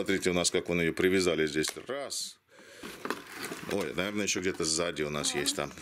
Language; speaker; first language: Russian; native; Russian